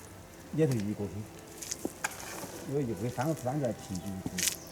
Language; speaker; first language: Chinese; native; Chinese